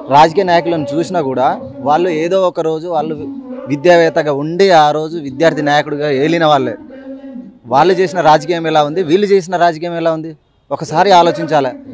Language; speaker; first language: Telugu; non-native, local second language; Lambadi